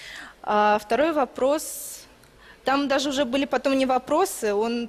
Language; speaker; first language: Russian; native; Russian